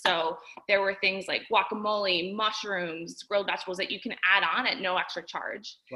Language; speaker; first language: English; native; English